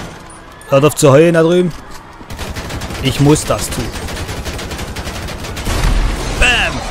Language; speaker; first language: German; native; German